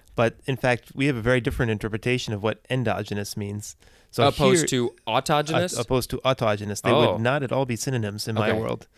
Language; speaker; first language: English; native; English